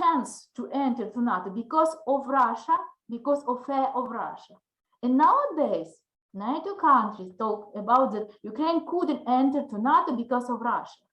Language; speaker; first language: English; non-native, learner; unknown